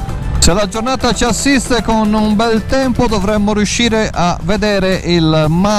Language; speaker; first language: Italian; native; Italian